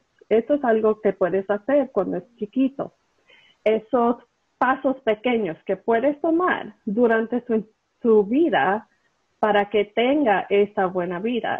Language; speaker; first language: Spanish; early bilingual, heritage; Spanish